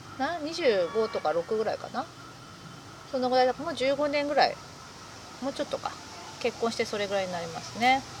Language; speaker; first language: Japanese; native; Japanese